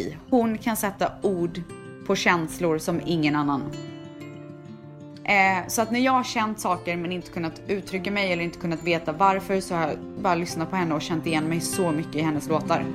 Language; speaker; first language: Swedish; native; Swedish